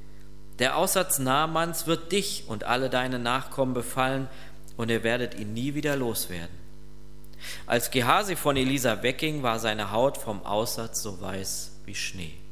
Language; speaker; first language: German; native; German